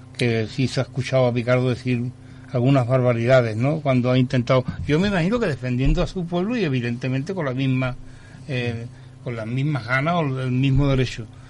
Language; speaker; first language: Spanish; native; Spanish